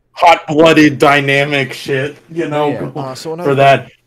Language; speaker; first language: English; native; English